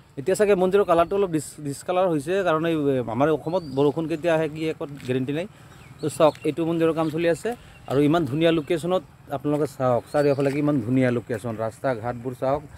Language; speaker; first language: Assamese; non-native, local second language; Bangla